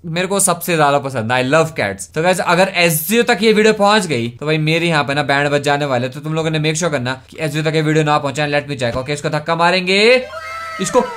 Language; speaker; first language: Hindi; native; Hindi